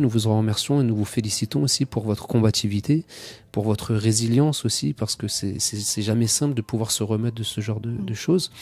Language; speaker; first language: French; native; French